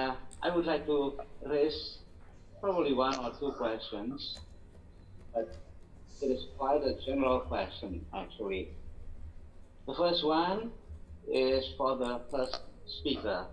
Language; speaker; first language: English; non-native, fluent; Indonesian